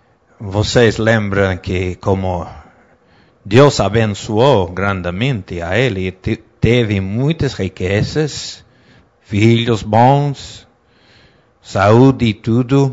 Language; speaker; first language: Portuguese; non-native, fluent; Spanish